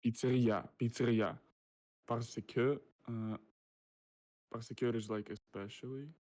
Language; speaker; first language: English; non-native, learner; Russian